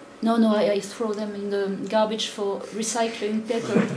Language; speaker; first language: English; non-native, fluent; French